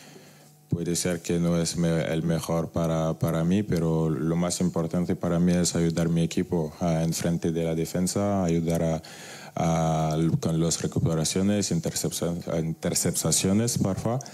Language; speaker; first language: Spanish; non-native, fluent; French